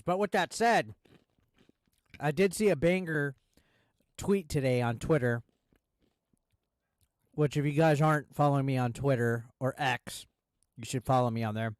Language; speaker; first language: English; native; English